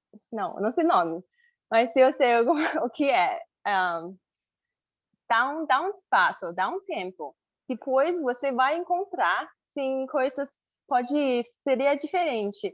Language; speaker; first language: Portuguese; non-native, learner; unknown